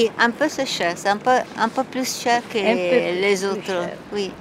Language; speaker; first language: French; non-native, fluent; Italian